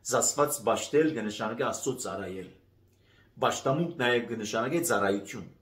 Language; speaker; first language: Armenian; native; Armenian